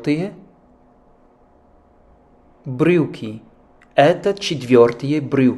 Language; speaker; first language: Russian; non-native, fluent; French